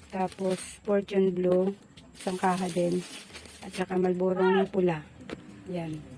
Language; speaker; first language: Filipino; non-native, local second language; Cebuano